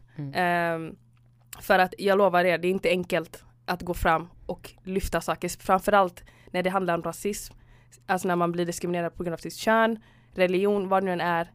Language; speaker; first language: Swedish; early bilingual, other home language; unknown